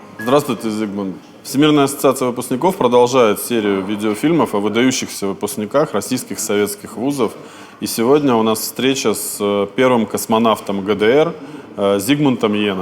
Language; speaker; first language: Russian; native; Russian